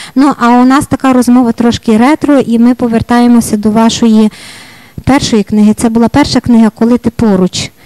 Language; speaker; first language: Ukrainian; native; Ukrainian